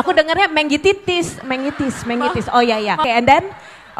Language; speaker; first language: Indonesian; native; Indonesian